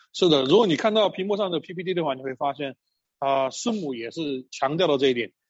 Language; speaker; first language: Chinese; native; Chinese